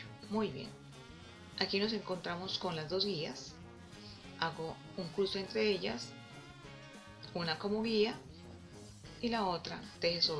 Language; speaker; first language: Spanish; native; Spanish